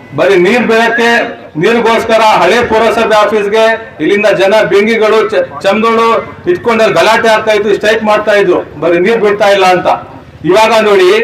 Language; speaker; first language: Kannada; native; Kannada